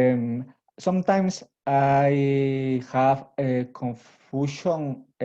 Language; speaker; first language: English; non-native, learner; Spanish